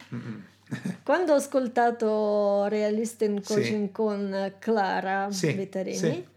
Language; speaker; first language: Italian; non-native, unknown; Russian